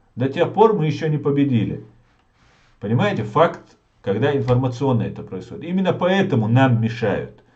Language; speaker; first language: Russian; non-native, local second language; Chechen